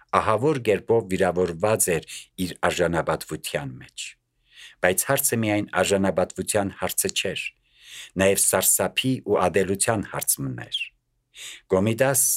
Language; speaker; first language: Armenian; native; Armenian